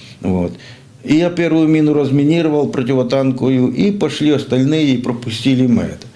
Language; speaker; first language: Russian; native; Russian